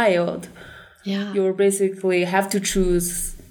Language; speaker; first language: English; non-native, fluent; Chinese